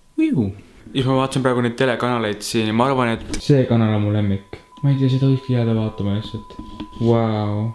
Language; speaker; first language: Estonian; early bilingual, heritage; Estonian